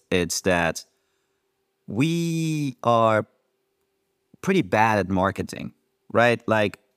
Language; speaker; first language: English; non-native, fluent; French